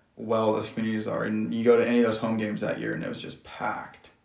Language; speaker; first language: English; native; English